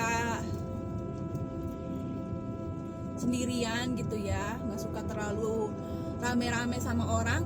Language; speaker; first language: Indonesian; native; Indonesian